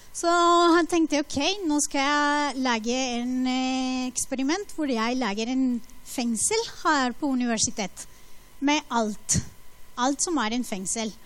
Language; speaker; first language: Norwegian; non-native, fluent; Spanish